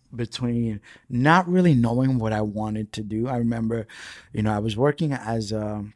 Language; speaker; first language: English; early bilingual, other home language; Spanish